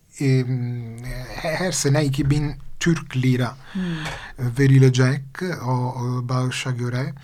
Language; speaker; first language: Turkish; non-native, fluent; Italian